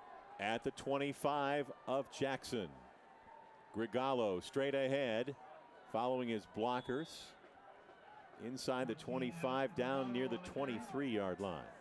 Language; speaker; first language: English; native; English